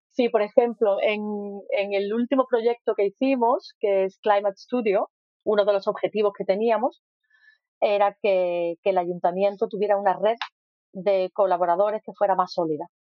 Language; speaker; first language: Spanish; native; Spanish